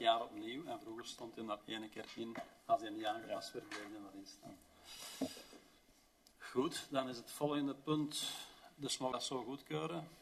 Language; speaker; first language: Dutch; native; Dutch